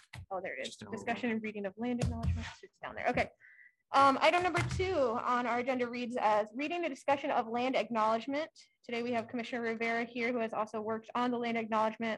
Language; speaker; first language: English; native; English